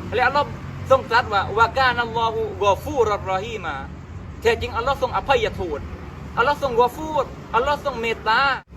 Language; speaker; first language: Thai; non-native, local second language; Malay